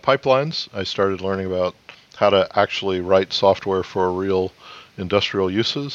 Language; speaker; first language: English; native; English